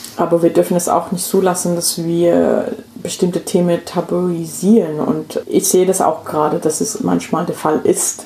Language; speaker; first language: German; non-native, fluent; English